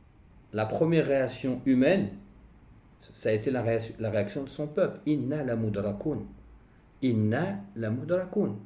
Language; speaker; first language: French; native; French